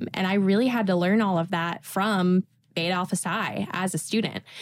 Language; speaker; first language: English; native; English